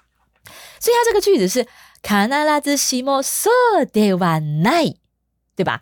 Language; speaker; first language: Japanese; non-native, fluent; Chinese